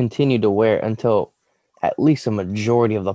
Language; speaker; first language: English; native; English